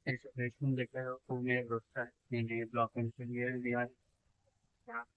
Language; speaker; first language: Hindi; non-native, local second language; Bangla